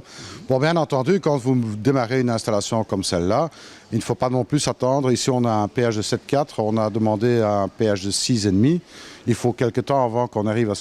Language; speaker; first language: French; native; French